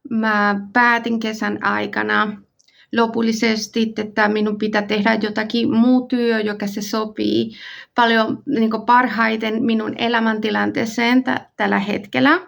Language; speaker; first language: Finnish; non-native, fluent; Spanish